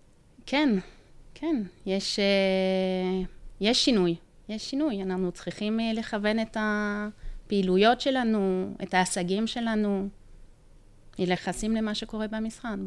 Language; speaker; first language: Hebrew; non-native, fluent; French